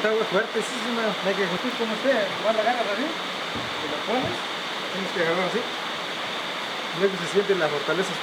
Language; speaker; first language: Spanish; native; Spanish